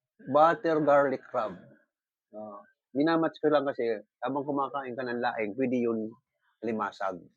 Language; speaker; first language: Filipino; non-native, local second language; Bikol